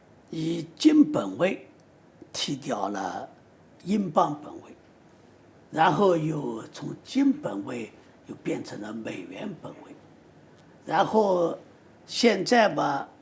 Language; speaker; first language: Chinese; native; Chinese